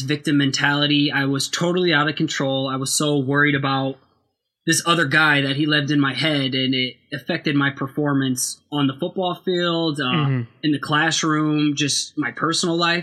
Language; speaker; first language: English; native; English